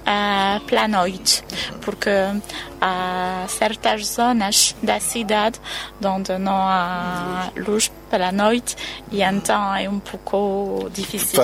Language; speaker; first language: Portuguese; non-native, fluent; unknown